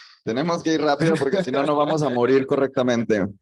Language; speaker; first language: Spanish; native; Spanish